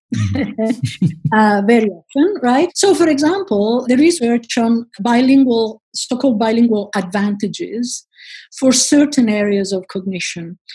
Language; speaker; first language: English; non-native, fluent; Italian